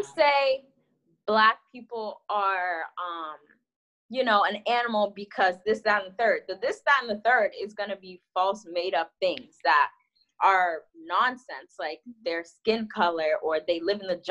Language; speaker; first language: English; native; English